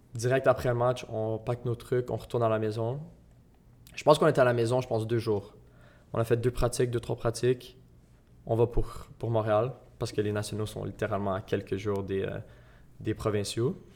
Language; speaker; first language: French; native; French